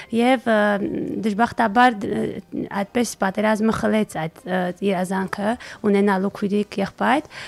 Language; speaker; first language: Armenian; native; Armenian